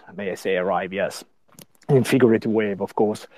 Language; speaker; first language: English; non-native, learner; Italian